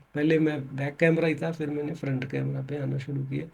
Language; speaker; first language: Hindi; non-native, local second language; Punjabi